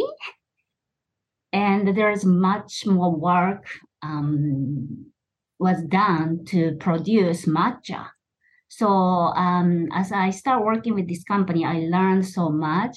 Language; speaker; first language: English; non-native, fluent; Japanese